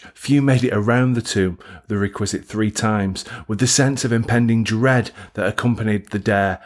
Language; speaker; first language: English; native; English